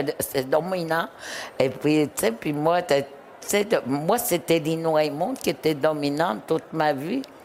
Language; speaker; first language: French; non-native, local second language; Innu-aimun